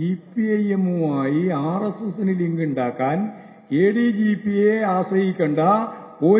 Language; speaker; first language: Malayalam; native; Malayalam